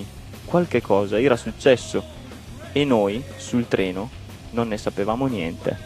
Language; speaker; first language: Italian; native; Italian